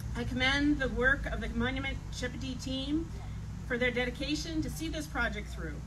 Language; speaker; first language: English; native; English